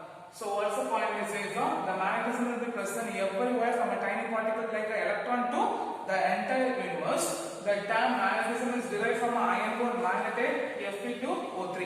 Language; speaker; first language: English; non-native, local second language; Tamil